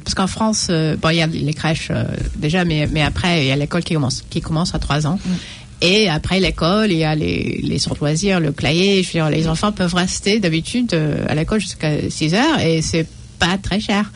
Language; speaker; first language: French; non-native, fluent; English